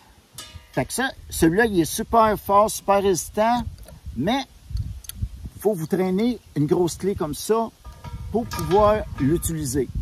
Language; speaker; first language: French; native; French